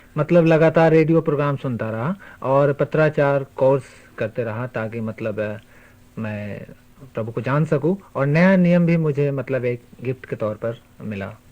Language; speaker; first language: Hindi; native; Hindi